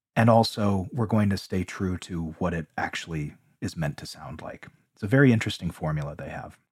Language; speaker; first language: English; native; English